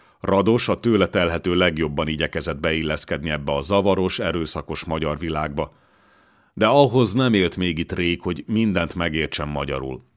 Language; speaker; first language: Hungarian; native; Hungarian